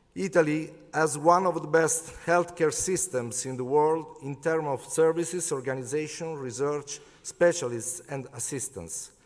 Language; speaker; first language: English; non-native, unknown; Italian